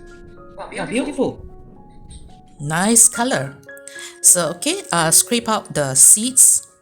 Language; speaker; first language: English; native; English